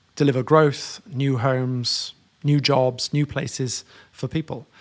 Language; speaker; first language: English; native; English